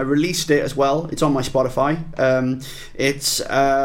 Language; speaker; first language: English; native; English